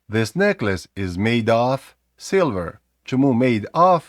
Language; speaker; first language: English; non-native, fluent; Ukrainian